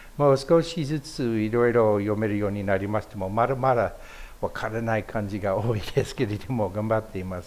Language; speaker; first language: Japanese; non-native, fluent; English